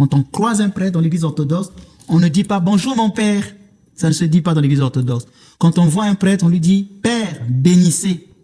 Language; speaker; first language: French; non-native, local second language; Lingala